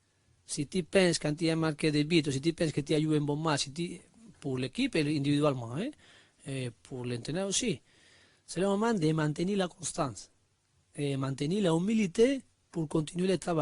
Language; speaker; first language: French; non-native, learner; Spanish